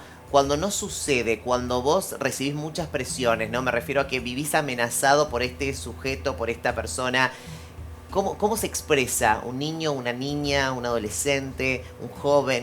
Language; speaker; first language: Spanish; native; Spanish